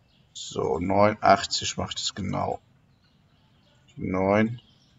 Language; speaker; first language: German; native; German